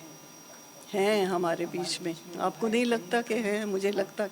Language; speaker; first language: Hindi; native; Hindi